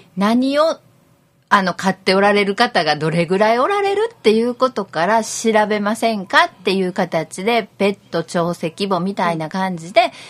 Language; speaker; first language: Japanese; native; Japanese